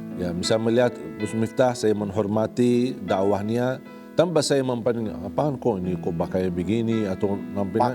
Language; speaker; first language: Indonesian; non-native, fluent; Arabic